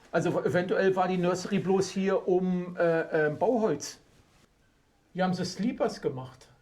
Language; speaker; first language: German; native; German